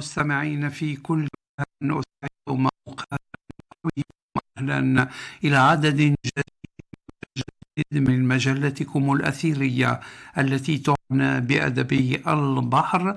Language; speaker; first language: Arabic; native; Arabic